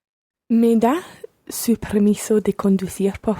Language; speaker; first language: Spanish; non-native, learner; English